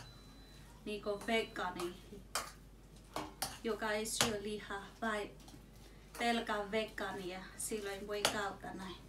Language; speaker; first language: Finnish; non-native, learner; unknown